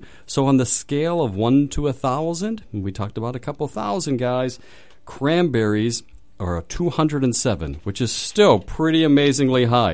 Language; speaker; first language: English; native; English